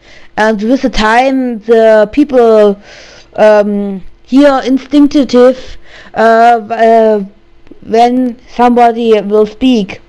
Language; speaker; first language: English; non-native, learner; German